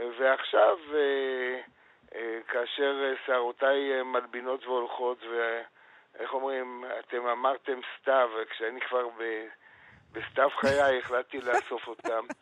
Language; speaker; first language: Hebrew; native; Hebrew